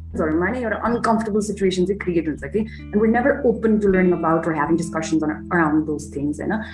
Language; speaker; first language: English; non-native, local second language; Nepali